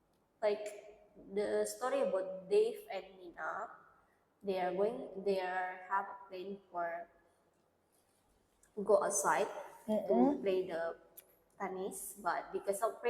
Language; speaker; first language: English; non-native, learner; Indonesian